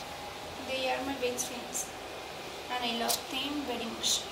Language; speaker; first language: English; non-native, learner; Spanish